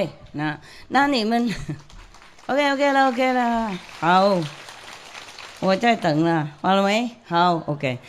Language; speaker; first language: Chinese; non-native, fluent; Vietnamese